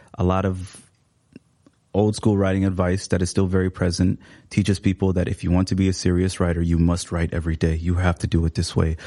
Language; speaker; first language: English; early bilingual, other home language; Somali